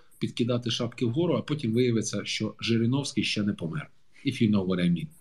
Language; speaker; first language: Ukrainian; native; Ukrainian